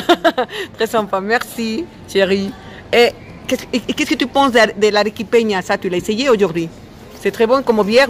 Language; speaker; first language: French; non-native, fluent; Spanish